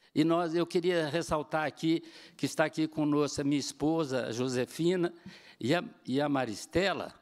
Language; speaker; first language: Portuguese; native; Portuguese